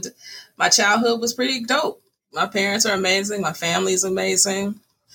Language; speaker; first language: English; native; English